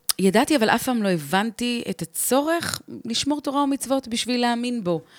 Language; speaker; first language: Hebrew; early bilingual, heritage; Hebrew